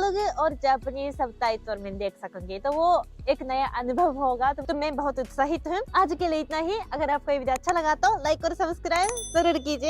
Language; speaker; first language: Hindi; non-native, fluent; Japanese